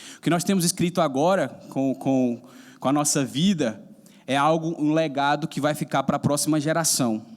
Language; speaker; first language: Portuguese; native; Portuguese